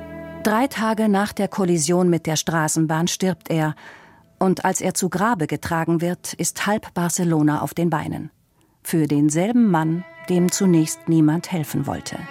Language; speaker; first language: German; native; German